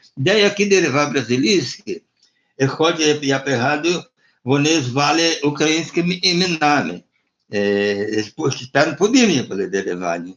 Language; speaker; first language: Ukrainian; early bilingual, heritage; Ukrainian